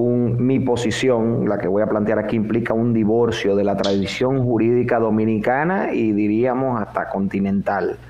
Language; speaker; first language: Spanish; native; Spanish